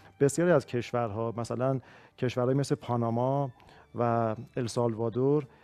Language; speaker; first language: Persian; native; Persian